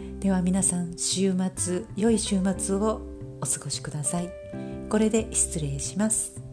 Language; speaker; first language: Japanese; native; Japanese